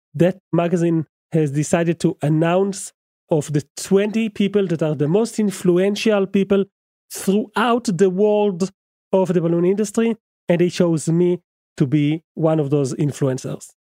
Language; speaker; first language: English; non-native, fluent; Hebrew